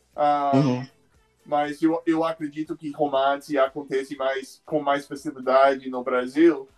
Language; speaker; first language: Portuguese; non-native, fluent; English